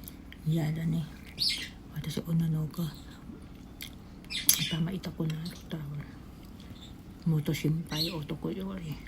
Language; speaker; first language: Japanese; non-native, learner; Filipino